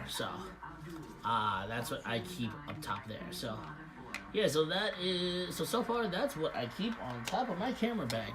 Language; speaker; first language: English; native; English